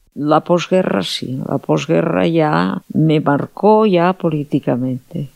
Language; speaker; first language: Spanish; non-native, local second language; Catalan